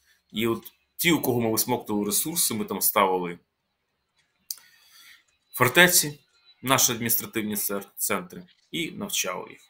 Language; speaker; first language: Ukrainian; native; Ukrainian